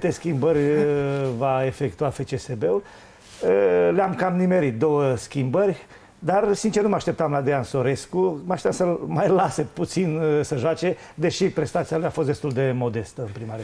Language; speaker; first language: Romanian; native; Romanian